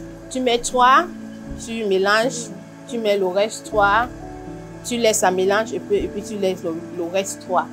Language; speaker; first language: French; non-native, learner; English